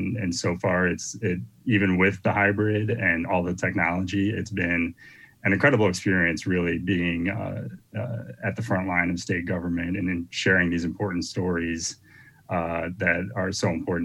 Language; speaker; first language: English; native; English